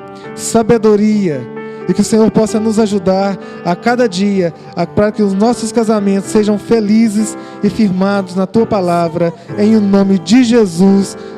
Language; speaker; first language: Portuguese; native; Portuguese